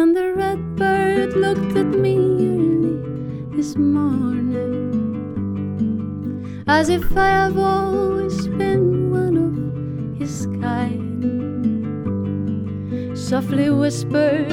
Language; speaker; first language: English; non-native, fluent; Catalan